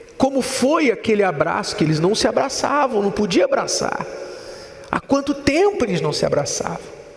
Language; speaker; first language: Portuguese; native; Portuguese